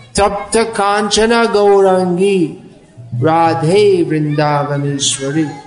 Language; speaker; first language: Bangla; non-native, fluent; English